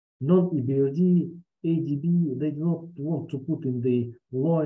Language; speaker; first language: English; non-native, fluent; Russian